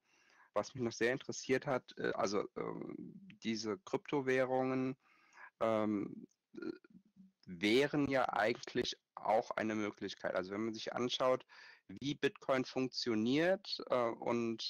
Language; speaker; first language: German; native; German